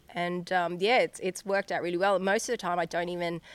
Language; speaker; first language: English; native; English